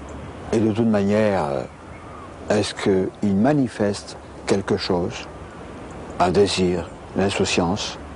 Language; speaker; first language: French; native; French